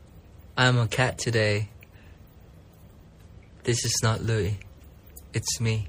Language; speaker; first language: English; non-native, fluent; Thai